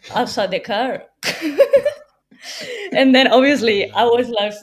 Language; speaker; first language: English; non-native, fluent; Spanish